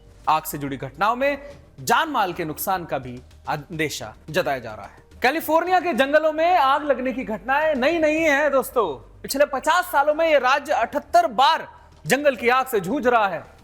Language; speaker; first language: Hindi; native; Hindi